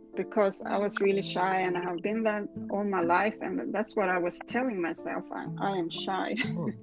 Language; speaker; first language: English; non-native, fluent; Swedish